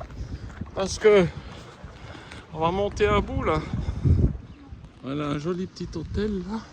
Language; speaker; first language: French; native; French